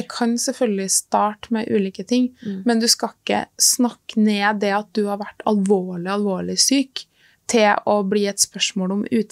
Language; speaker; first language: Norwegian; native; Norwegian